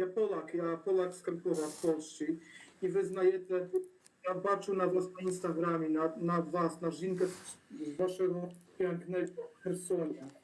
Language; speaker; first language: Polish; non-native, learner; Ukrainian